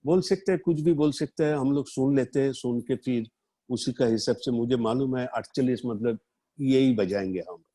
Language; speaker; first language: Hindi; non-native, local second language; Bangla